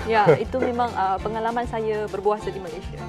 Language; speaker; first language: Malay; non-native, fluent; Chinese